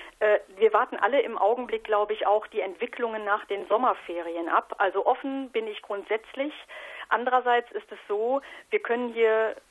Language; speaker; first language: German; native; German